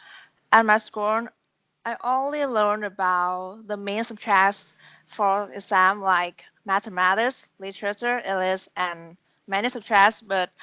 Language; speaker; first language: English; non-native, learner; Vietnamese